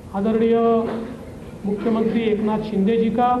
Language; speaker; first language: Hindi; non-native, local second language; Marathi